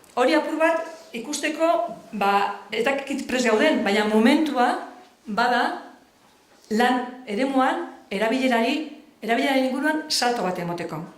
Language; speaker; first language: Basque; native; Basque